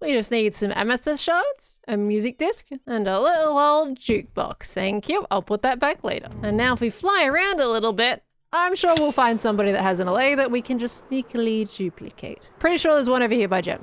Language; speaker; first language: English; native; English